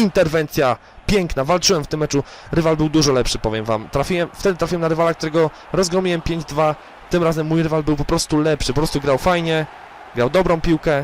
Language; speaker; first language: Polish; native; Polish